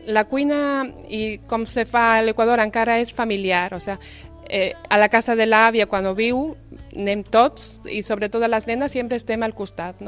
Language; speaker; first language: Catalan; non-native, fluent; Spanish